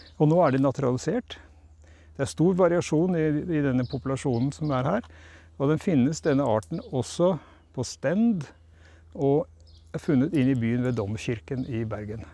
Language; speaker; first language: Norwegian; native; Norwegian